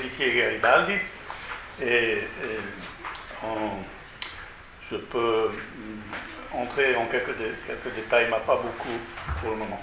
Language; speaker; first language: French; non-native, fluent; Italian